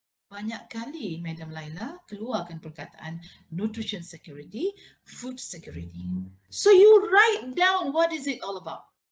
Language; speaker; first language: English; non-native, local second language; Malay